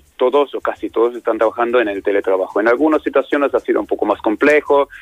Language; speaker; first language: Spanish; non-native, fluent; German